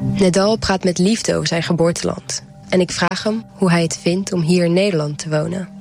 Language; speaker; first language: Dutch; early bilingual, heritage; Dutch